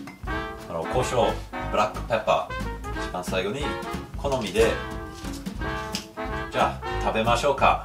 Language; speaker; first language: Japanese; non-native, fluent; English